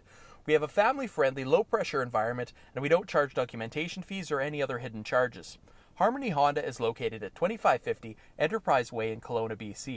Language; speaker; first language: English; native; English